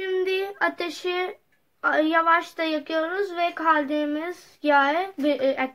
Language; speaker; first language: Turkish; non-native, learner; Urdu